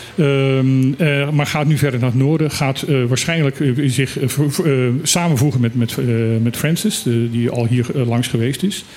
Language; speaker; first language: Dutch; non-native, local second language; Papiamento